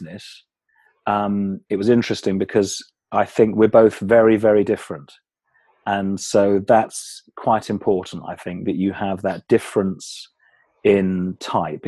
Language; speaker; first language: English; native; English